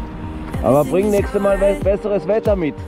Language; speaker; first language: German; non-native, fluent; French